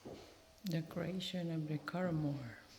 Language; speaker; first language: English; non-native, local second language; Filipino